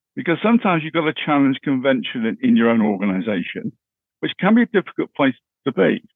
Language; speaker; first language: English; native; English